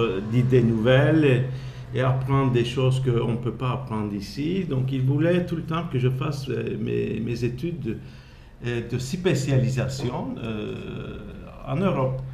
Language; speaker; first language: French; non-native, fluent; Turkish